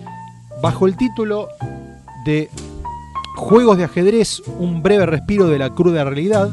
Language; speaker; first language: Spanish; native; Spanish